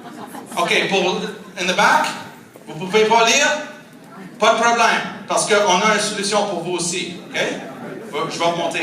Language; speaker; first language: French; non-native, fluent; English